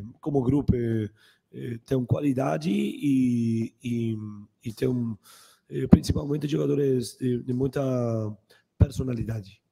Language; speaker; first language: Portuguese; non-native, learner; Spanish